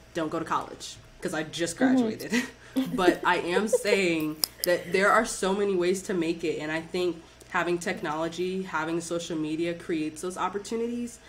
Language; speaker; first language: English; native; English